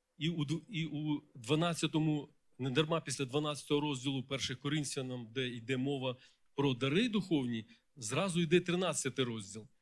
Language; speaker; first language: Ukrainian; non-native, local second language; Russian